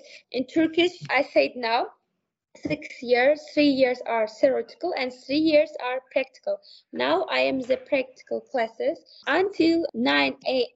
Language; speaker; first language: English; non-native, learner; Uzbek